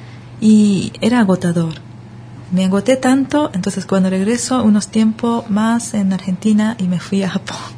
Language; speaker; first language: Spanish; non-native, learner; Japanese